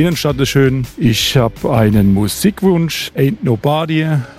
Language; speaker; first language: German; native; German